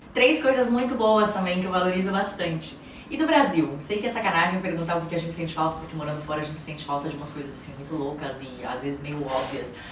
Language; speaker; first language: Portuguese; native; Portuguese